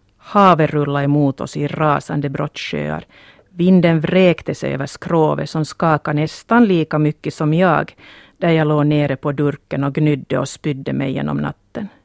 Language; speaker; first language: Swedish; native; Swedish